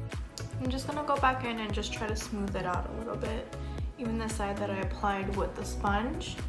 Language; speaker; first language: English; native; English